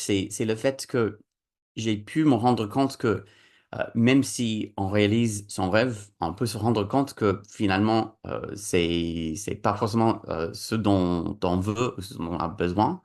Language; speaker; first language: French; non-native, fluent; English